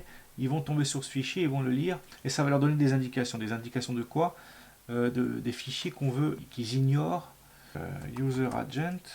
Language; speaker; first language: French; native; French